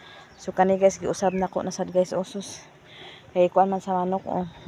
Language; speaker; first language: Cebuano; native; Cebuano